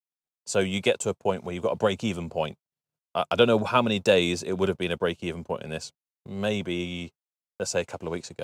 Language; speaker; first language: English; native; English